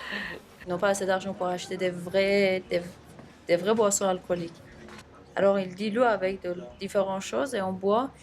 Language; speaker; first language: French; non-native, fluent; Persian